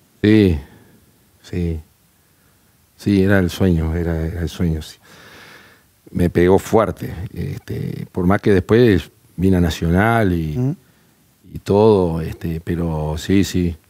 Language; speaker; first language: Spanish; native; Spanish